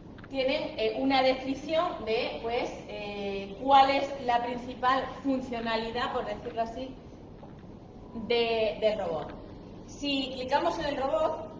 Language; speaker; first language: Spanish; native; Spanish